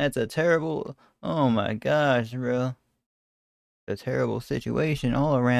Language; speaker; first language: English; native; English